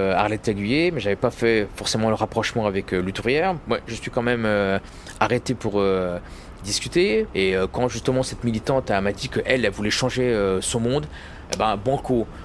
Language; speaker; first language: French; native; French